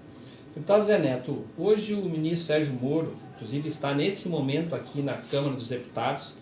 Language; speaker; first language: Portuguese; native; Portuguese